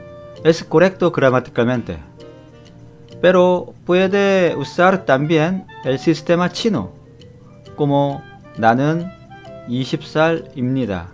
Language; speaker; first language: Spanish; non-native, fluent; Korean